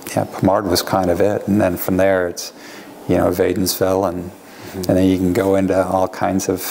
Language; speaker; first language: English; native; English